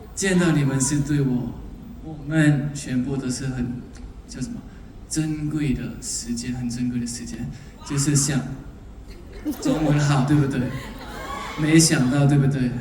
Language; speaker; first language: Chinese; non-native, learner; Thai